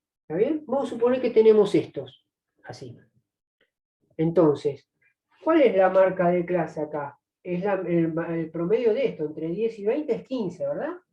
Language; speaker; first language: Spanish; native; Spanish